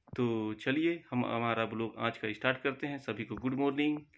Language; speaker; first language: Hindi; native; Hindi